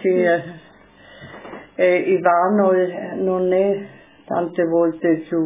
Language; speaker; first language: Italian; non-native, local second language; German